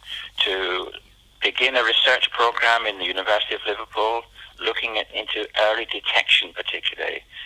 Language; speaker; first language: English; native; English